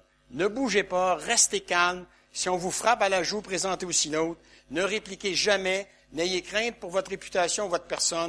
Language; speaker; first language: French; native; French